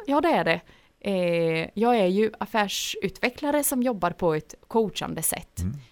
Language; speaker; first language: Swedish; early bilingual, other home language; Bosnian